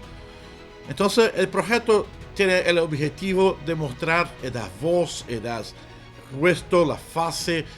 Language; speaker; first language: Spanish; non-native, fluent; Portuguese